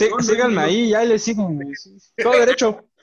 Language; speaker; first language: Spanish; native; Spanish